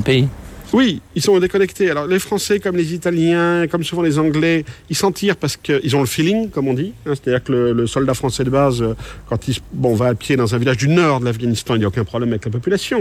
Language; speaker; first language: French; native; French